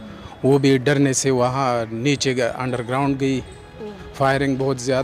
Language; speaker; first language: Hindi; non-native, fluent; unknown